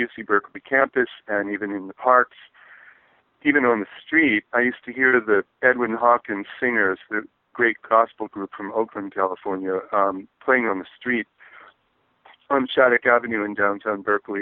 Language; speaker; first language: English; native; English